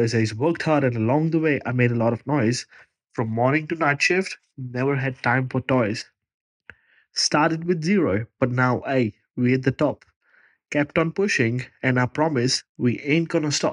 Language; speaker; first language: English; non-native, local second language; Punjabi